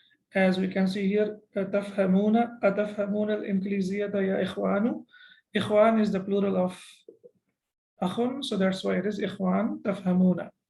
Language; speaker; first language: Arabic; non-native, fluent; Urdu